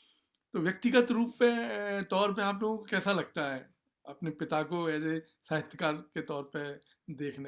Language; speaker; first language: Hindi; native; Hindi